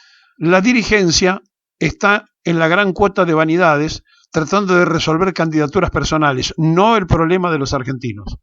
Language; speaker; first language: Spanish; native; Spanish